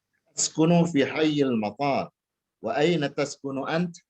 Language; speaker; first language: Arabic; non-native, learner; Indonesian